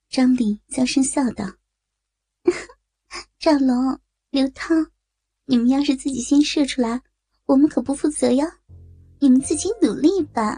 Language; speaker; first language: Chinese; native; Chinese